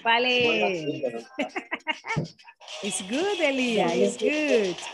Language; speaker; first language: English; non-native, learner; Spanish